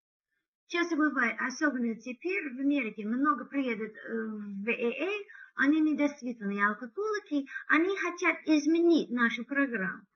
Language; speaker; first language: Russian; non-native, learner; English